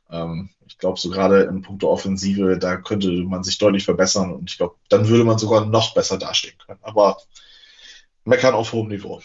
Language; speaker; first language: German; native; German